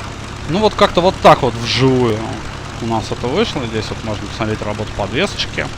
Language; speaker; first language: Russian; native; Russian